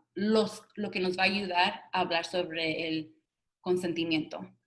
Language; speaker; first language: Spanish; early bilingual, other home language; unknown